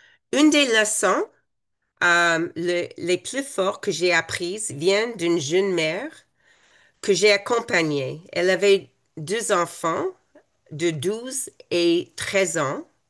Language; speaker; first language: French; non-native, fluent; English